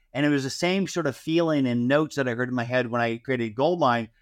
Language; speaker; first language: English; native; English